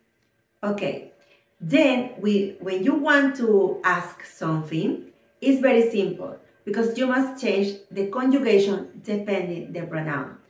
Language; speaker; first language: English; non-native, fluent; Spanish